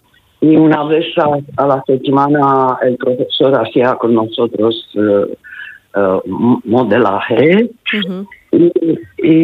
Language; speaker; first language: Spanish; non-native, learner; Italian